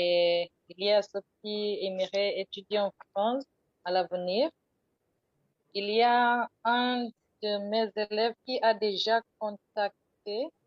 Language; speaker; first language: French; non-native, fluent; Swahili